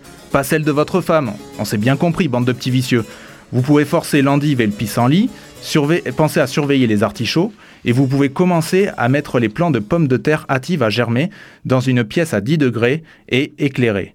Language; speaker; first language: French; native; French